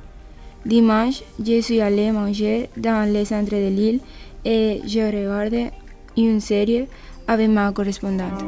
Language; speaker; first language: French; non-native, learner; Spanish